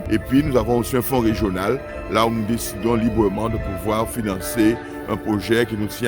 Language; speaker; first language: French; native; French